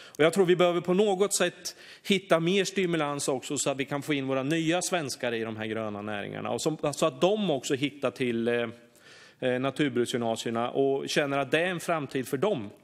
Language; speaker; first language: Swedish; native; Swedish